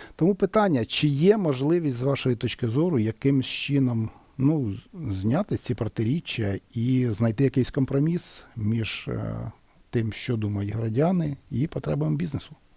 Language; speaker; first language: Ukrainian; native; Ukrainian